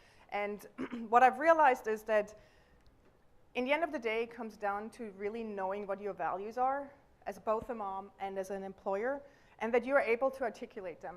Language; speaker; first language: English; non-native, fluent; German